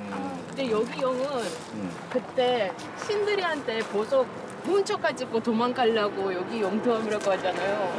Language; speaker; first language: Korean; non-native, fluent; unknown